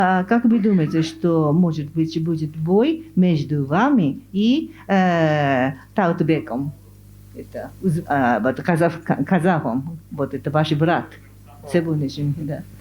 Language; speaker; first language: Russian; non-native, fluent; Japanese